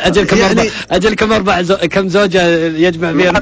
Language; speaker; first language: Arabic; native; Arabic